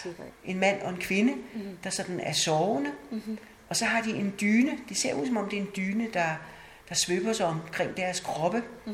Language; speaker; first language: Danish; native; Danish